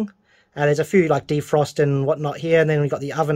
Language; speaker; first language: English; native; English